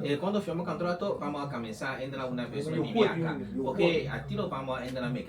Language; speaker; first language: Spanish; non-native, learner; Chinese